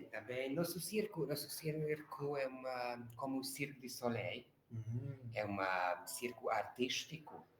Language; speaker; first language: Portuguese; non-native, learner; Hungarian